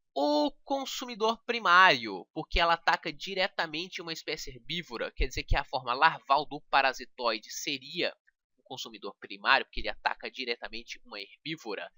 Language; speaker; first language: Portuguese; native; Portuguese